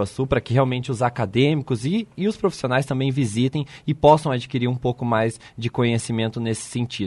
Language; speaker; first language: Portuguese; native; Portuguese